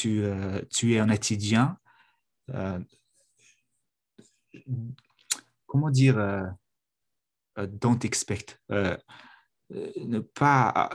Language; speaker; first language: French; non-native, fluent; Mongolian